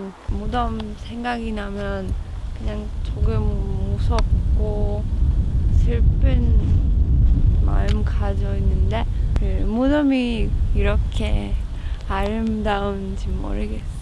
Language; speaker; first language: Korean; non-native, learner; Polish